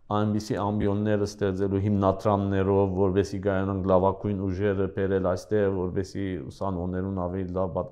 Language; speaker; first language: Armenian; early bilingual, heritage; Armenian